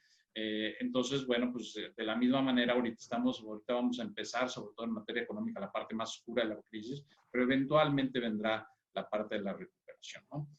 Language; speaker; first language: Spanish; native; Spanish